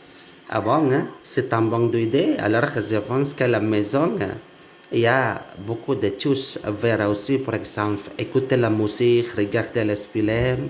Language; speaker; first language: French; non-native, learner; Indonesian